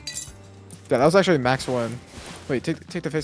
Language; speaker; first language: English; native; English